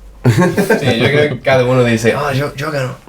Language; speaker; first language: Spanish; non-native, fluent; English